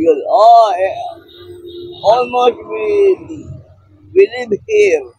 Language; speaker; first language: English; non-native, local second language; Filipino